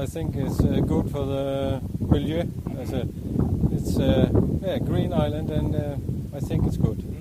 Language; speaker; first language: English; non-native, learner; Danish